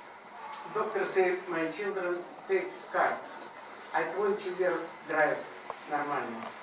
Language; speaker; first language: English; non-native, learner; Russian